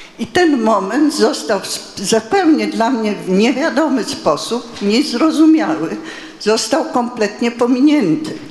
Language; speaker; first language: Polish; native; Polish